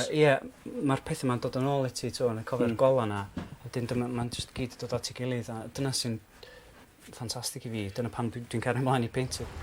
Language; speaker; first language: Welsh; native; Welsh